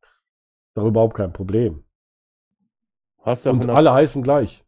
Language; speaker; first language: German; native; German